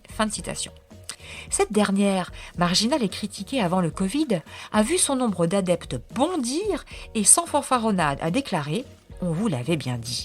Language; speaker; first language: French; native; French